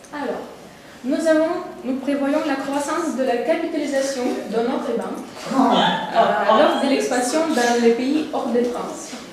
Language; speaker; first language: French; non-native, learner; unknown